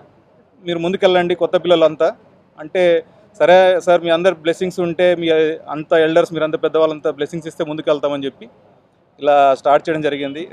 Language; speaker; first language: Telugu; native; Telugu